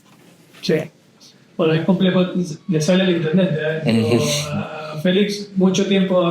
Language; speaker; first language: Spanish; native; Spanish